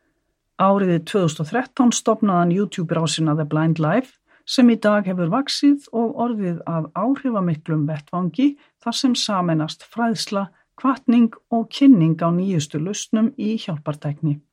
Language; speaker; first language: Icelandic; native; Icelandic